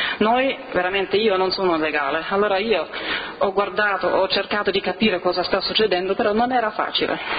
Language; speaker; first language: Italian; non-native, fluent; Arabic